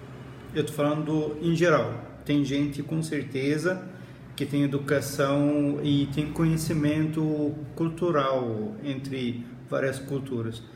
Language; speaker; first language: Portuguese; non-native, fluent; Arabic